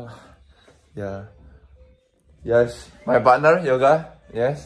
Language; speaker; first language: English; non-native, learner; Indonesian